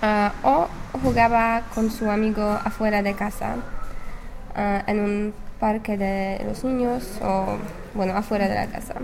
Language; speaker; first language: Spanish; non-native, learner; English